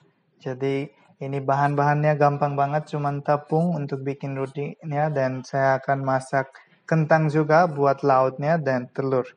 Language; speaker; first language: Indonesian; non-native, fluent; Bangla